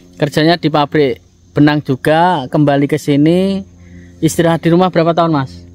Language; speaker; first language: Indonesian; native; Indonesian